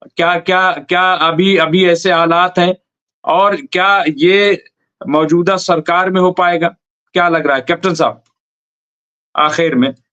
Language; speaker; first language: Hindi; native; Hindi